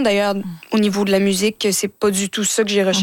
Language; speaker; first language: French; native; French